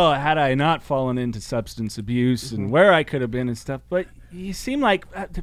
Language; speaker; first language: English; native; English